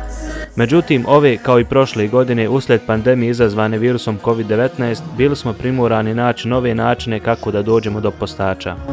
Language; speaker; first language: Bosnian; native; Bosnian